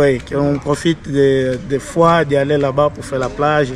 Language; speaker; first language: French; non-native, fluent; Portuguese